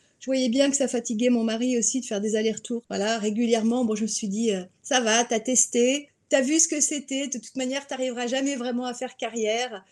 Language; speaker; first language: French; native; French